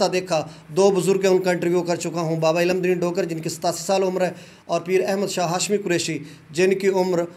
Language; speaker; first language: Urdu; non-native, local second language; Punjabi